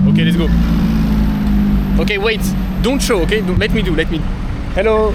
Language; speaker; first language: English; non-native, learner; French